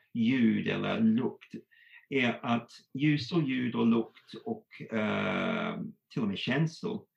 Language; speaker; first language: Swedish; non-native, fluent; English